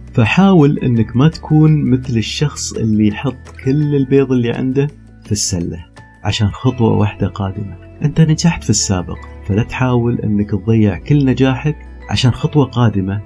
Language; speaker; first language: Arabic; native; Arabic